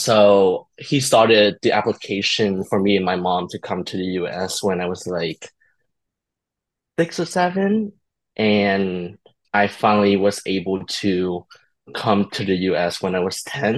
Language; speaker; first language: English; early bilingual, other home language; Vietnamese